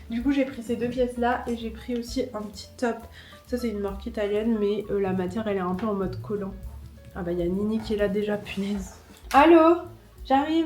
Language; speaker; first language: French; native; French